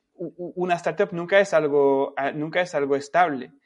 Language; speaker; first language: Spanish; non-native, fluent; French